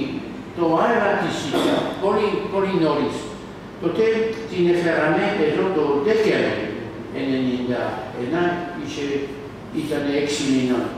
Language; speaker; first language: Greek; non-native, learner; French